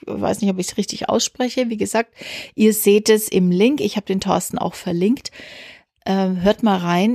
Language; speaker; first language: German; native; German